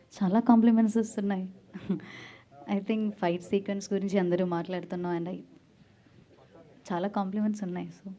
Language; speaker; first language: Telugu; non-native, learner; Malayalam